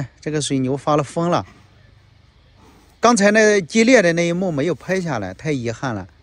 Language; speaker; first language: Chinese; native; Chinese